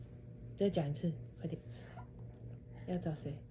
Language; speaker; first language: Chinese; native; Chinese